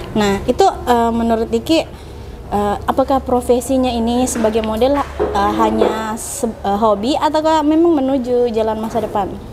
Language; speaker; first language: Indonesian; native; Indonesian